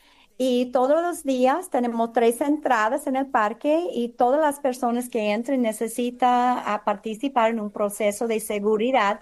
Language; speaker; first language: Spanish; non-native, fluent; English